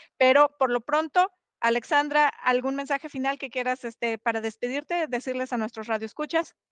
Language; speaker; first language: Spanish; native; Spanish